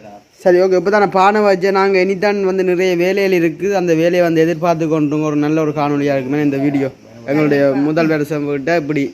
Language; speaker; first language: Tamil; native; Tamil